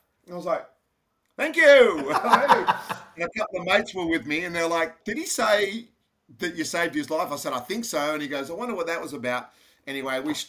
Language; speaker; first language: English; native; English